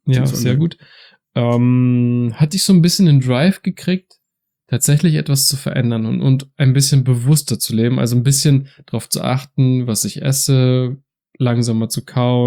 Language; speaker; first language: German; native; German